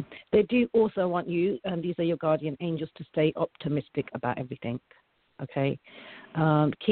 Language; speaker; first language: English; native; English